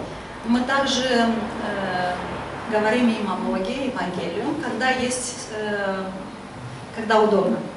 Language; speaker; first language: Polish; non-native, learner; Russian